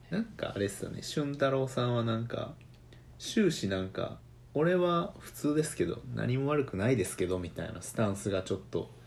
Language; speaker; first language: Japanese; native; Japanese